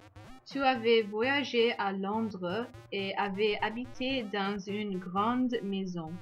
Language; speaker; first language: French; non-native, learner; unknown